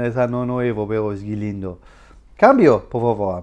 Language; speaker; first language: Spanish; non-native, learner; German